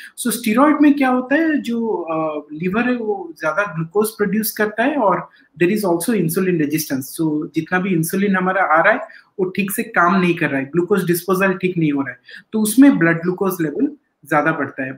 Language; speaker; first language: Hindi; non-native, local second language; Odia